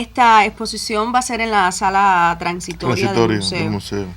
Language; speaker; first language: Spanish; native; Spanish